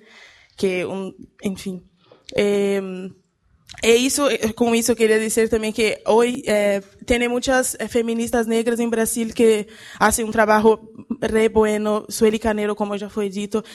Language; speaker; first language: Portuguese; early bilingual, heritage; Portuguese